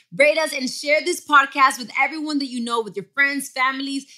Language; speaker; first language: English; early bilingual, other home language; Spanish